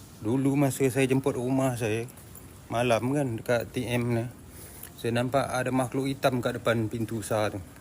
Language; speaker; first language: Malay; native; Malay